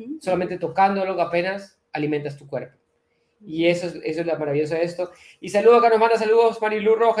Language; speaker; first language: Spanish; native; Spanish